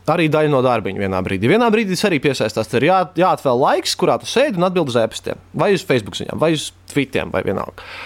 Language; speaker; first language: Latvian; native; Latvian